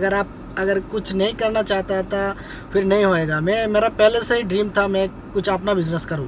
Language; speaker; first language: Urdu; non-native, learner; Bangla